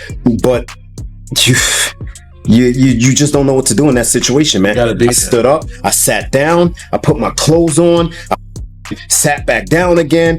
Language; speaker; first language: English; native; English